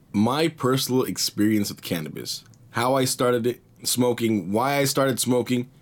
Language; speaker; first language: English; early bilingual, other home language; Spanish